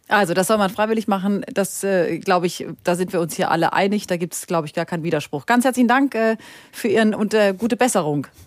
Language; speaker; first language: German; native; German